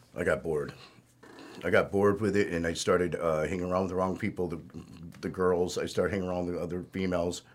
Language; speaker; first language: English; native; English